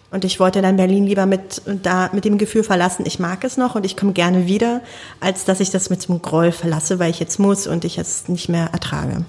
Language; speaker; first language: German; native; German